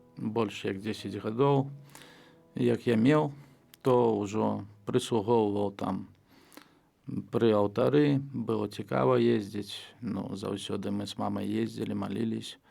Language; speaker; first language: Belarusian; non-native, local second language; Russian